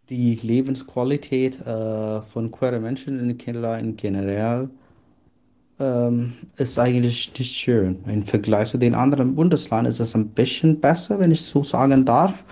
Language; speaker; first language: German; non-native, learner; Malayalam